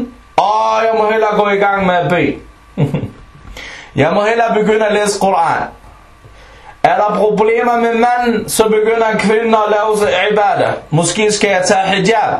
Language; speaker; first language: Danish; early bilingual, other home language; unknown